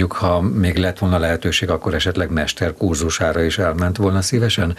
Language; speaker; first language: Hungarian; native; Hungarian